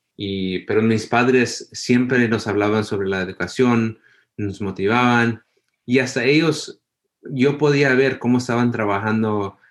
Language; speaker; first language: Spanish; early bilingual, heritage; Spanish